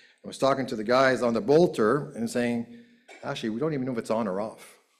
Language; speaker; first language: English; native; English